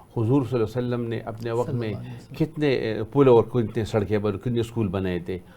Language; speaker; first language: Urdu; non-native, local second language; Pashto